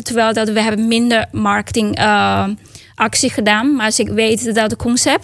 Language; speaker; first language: Dutch; non-native, learner; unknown